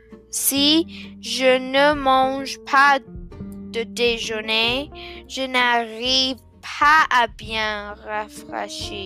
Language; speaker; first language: French; non-native, learner; English